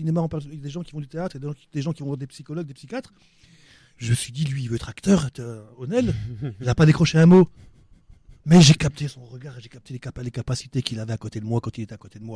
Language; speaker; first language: French; native; French